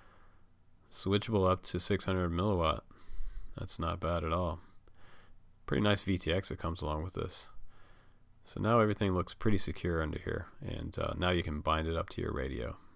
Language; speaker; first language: English; native; English